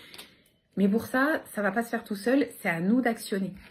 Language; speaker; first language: French; native; French